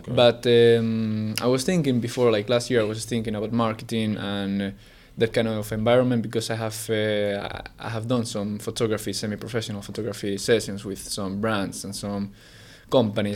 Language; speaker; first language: English; non-native, fluent; Spanish